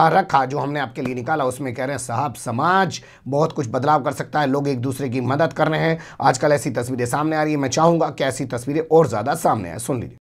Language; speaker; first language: Hindi; native; Hindi